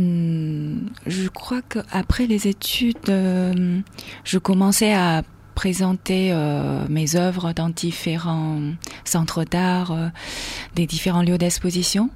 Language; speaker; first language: French; non-native, fluent; Chinese